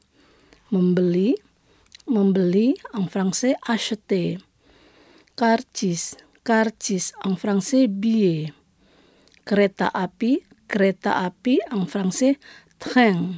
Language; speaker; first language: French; non-native, fluent; Indonesian